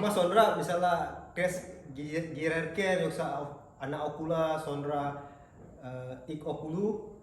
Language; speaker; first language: Turkish; non-native, learner; Indonesian